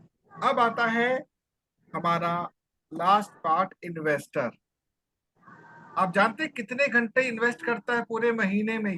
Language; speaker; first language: Hindi; native; Hindi